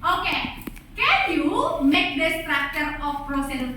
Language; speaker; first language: English; non-native, learner; Indonesian